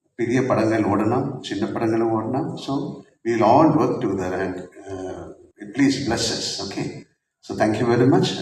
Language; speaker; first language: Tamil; non-native, learner; Malayalam